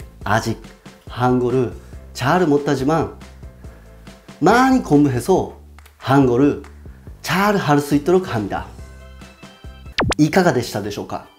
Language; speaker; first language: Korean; non-native, learner; Japanese